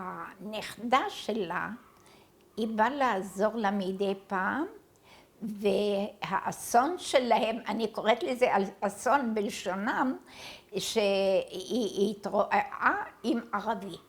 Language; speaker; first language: Hebrew; early bilingual, other home language; Arabic